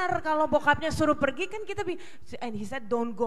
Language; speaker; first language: Indonesian; native; Indonesian